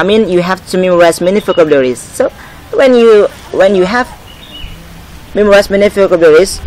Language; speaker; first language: English; non-native, learner; Indonesian